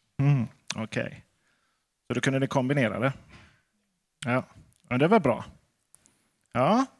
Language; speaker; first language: Swedish; native; Swedish